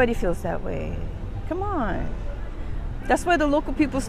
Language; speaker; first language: English; native; English